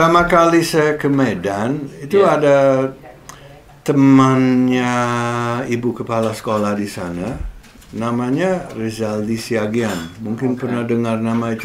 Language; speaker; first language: Indonesian; non-native, fluent; English